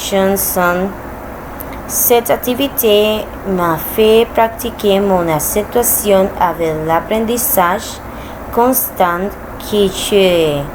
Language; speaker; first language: French; non-native, learner; Spanish